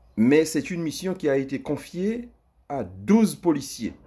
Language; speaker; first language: French; native; French